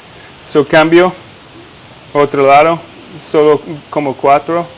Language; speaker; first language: Spanish; non-native, learner; English